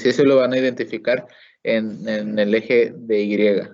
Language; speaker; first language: Spanish; native; Spanish